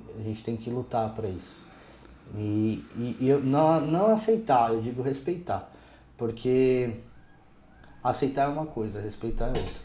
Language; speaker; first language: Portuguese; native; Portuguese